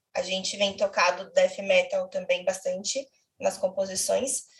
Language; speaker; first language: Portuguese; native; Portuguese